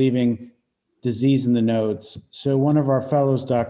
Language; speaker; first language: English; native; English